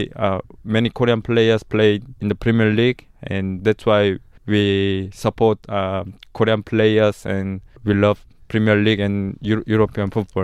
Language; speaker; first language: English; non-native, learner; Korean